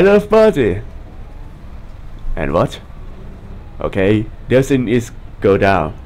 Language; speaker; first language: English; non-native, learner; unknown